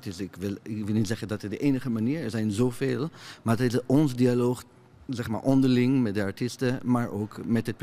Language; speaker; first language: Dutch; non-native, fluent; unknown